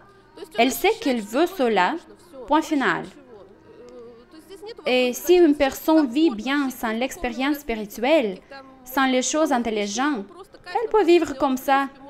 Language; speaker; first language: French; non-native, fluent; Russian